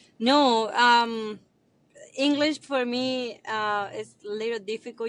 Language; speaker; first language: English; non-native, learner; Spanish